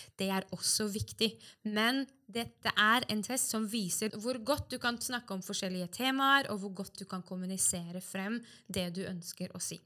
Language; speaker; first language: Norwegian; native; Norwegian